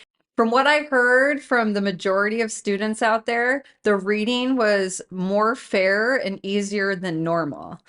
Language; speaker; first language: English; native; English